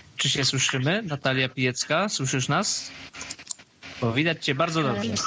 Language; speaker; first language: Polish; native; Polish